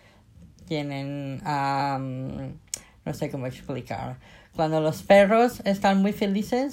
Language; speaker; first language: Spanish; non-native, fluent; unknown